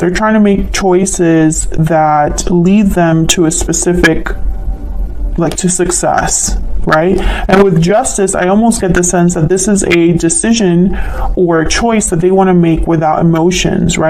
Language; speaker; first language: English; native; English